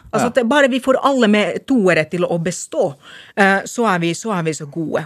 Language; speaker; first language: Norwegian; non-native, fluent; Finnish